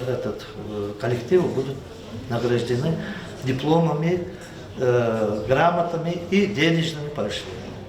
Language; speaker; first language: Russian; non-native, local second language; Lezghian